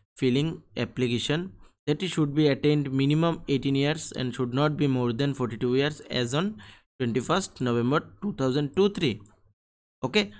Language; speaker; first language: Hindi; non-native, local second language; Bangla